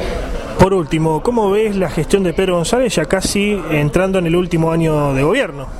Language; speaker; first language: Spanish; native; Spanish